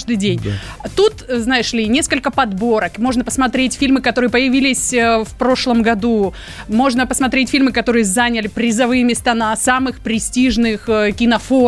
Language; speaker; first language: Russian; native; Russian